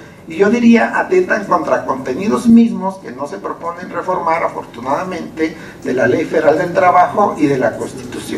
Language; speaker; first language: Spanish; native; Spanish